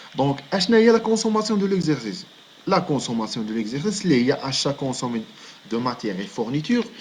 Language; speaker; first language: French; non-native, local second language; Arabic